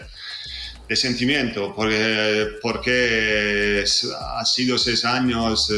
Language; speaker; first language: Spanish; non-native, fluent; Italian